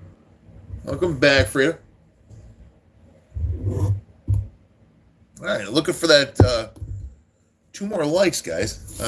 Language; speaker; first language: English; native; English